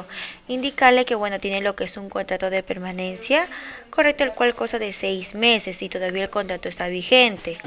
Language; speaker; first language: Spanish; native; Spanish